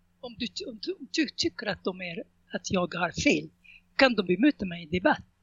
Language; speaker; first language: Swedish; non-native, fluent; Arabic